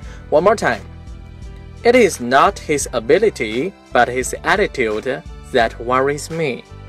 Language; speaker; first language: English; non-native, fluent; Chinese